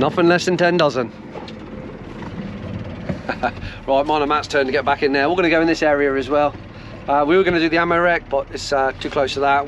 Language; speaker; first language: English; native; English